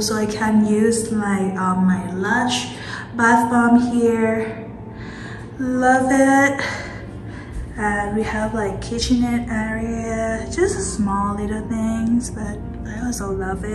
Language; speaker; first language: English; non-native, fluent; Thai